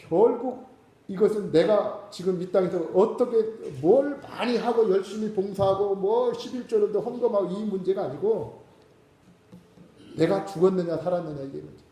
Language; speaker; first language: Korean; native; Korean